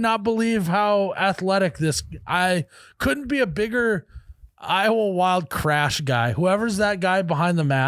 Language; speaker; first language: English; native; English